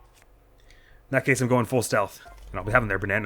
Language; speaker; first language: English; native; English